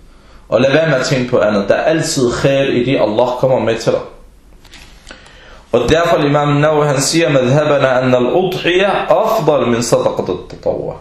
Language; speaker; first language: Danish; early bilingual, other home language; Arabic